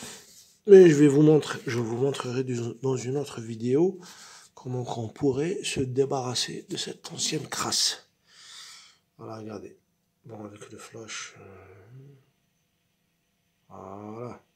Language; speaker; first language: French; non-native, local second language; Arabic